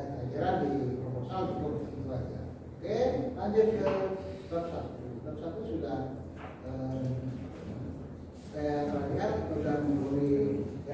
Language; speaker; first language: Indonesian; native; Indonesian